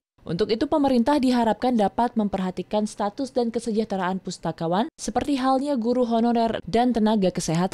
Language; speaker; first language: Indonesian; native; Indonesian